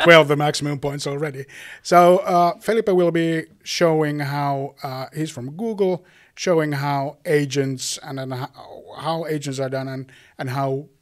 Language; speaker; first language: English; non-native, fluent; Finnish